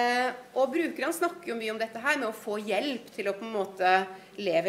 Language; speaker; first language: Norwegian; native; Norwegian